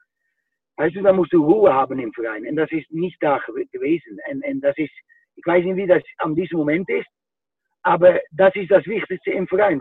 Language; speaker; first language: German; non-native, fluent; Dutch